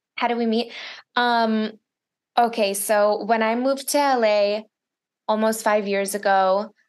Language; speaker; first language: English; early bilingual, other home language; Russian